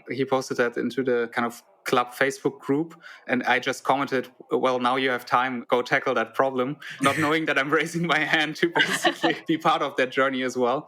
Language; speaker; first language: English; non-native, fluent; German